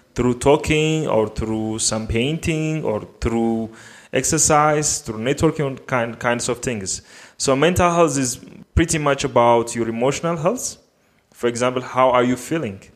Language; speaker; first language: English; non-native, fluent; Amharic